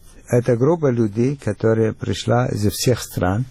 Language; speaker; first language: Russian; non-native, fluent; Arabic